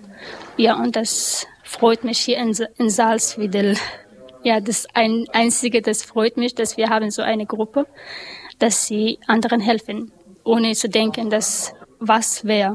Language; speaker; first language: German; non-native, learner; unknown